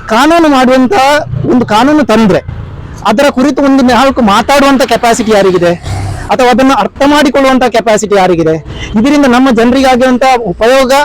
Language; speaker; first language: Kannada; native; Kannada